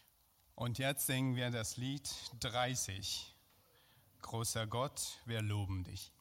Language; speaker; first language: German; non-native, fluent; Persian